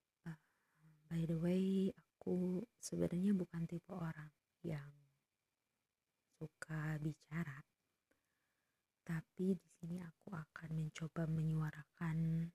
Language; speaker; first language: Indonesian; non-native, local second language; Sundanese